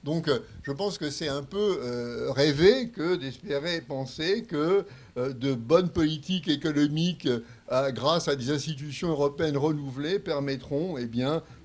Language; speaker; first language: French; native; French